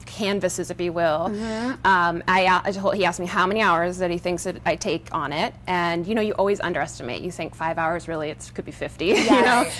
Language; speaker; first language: English; native; English